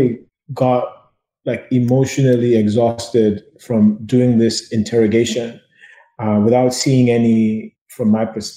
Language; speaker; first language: English; non-native, local second language; Yoruba